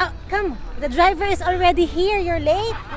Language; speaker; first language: English; non-native, fluent; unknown